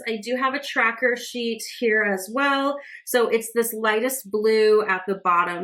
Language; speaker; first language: English; native; English